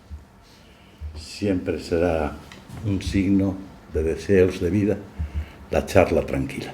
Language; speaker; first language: Spanish; native; Spanish